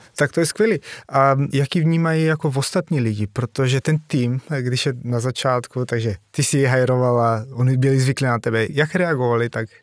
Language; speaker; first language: Czech; non-native, fluent; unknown